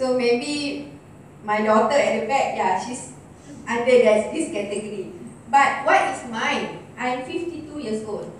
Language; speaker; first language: English; non-native, local second language; Malay